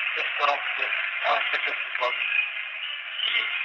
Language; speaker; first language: Czech; non-native, local second language; Romany